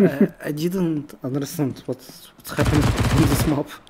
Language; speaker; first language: English; non-native, learner; Russian